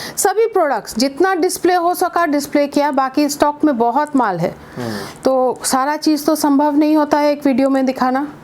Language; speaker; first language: Hindi; native; Hindi